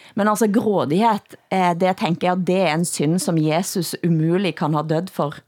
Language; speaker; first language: Norwegian; native; Norwegian